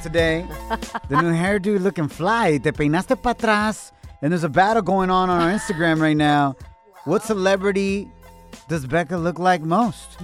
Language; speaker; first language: English; non-native, fluent; Spanish